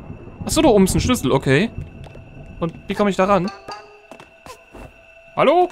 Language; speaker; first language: German; native; German